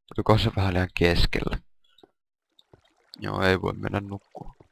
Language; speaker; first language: Finnish; native; Finnish